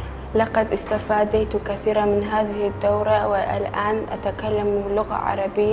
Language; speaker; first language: Arabic; non-native, learner; Kurdish